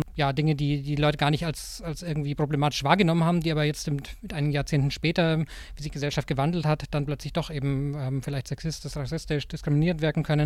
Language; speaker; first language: German; native; German